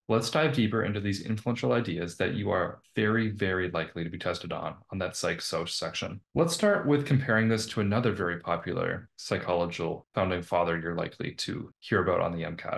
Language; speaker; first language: English; native; English